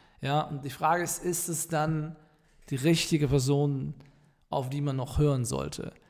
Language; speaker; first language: German; native; German